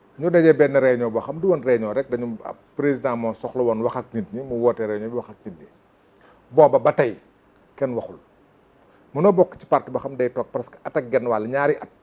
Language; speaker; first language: Wolof; non-native, local second language; Fula